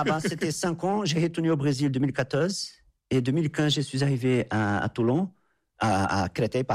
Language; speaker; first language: French; non-native, fluent; Portuguese